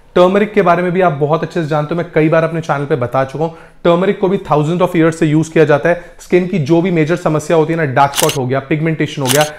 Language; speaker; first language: Hindi; native; Hindi